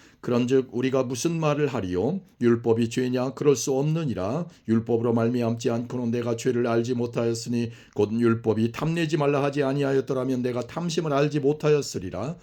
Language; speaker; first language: Korean; native; Korean